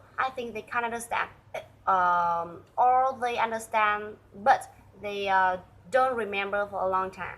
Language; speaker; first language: English; non-native, learner; Vietnamese